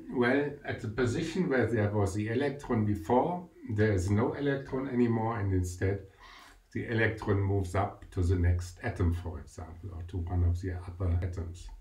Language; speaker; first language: English; non-native, fluent; German